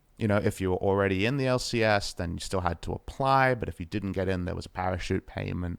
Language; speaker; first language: English; native; English